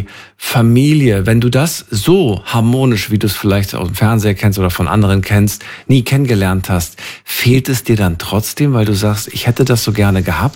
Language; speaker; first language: German; native; German